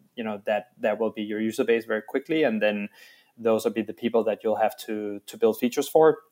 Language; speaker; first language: English; non-native, fluent; Danish